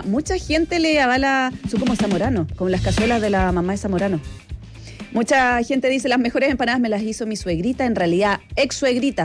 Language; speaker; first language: Spanish; native; Spanish